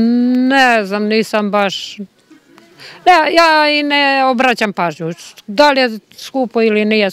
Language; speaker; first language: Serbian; non-native, local second language; Romanian